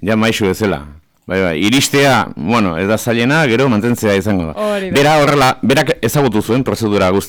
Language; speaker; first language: Basque; native; Basque